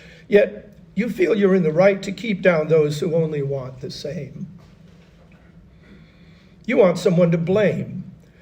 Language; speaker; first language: English; native; English